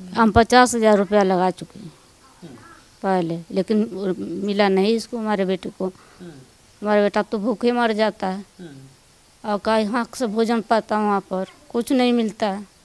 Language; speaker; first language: Hindi; native; Hindi